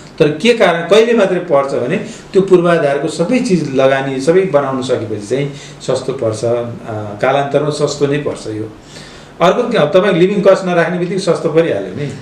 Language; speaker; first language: Nepali; native; Nepali